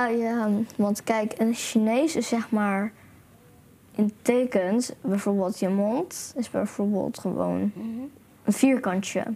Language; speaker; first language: Dutch; early bilingual, other home language; Chinese